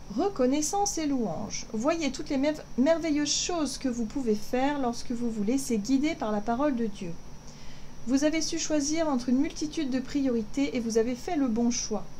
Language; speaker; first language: French; native; French